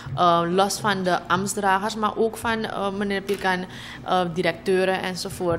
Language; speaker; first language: Dutch; native; Dutch